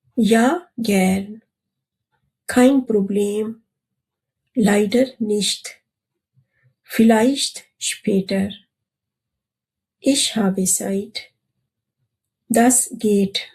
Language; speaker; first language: German; non-native, fluent; Urdu